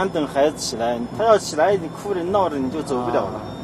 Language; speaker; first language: Chinese; native; Chinese